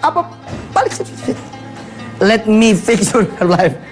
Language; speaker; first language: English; non-native, learner; Indonesian